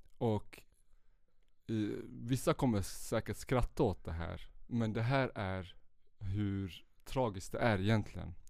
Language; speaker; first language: Swedish; early bilingual, other home language; Central Kurdish